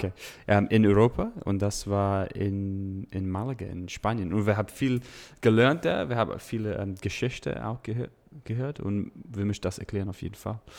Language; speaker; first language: German; non-native, learner; English